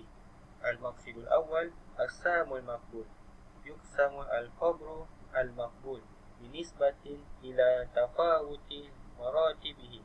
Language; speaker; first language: Arabic; non-native, learner; Malay